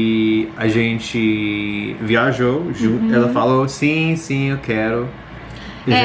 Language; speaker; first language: Portuguese; non-native, learner; English